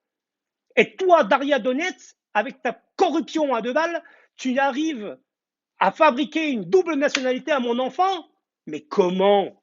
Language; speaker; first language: French; native; French